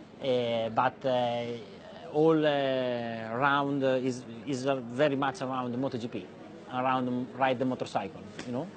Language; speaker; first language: English; non-native, learner; Italian